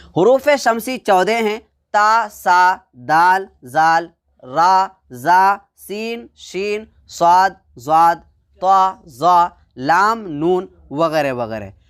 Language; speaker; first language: Hindi; native; Hindi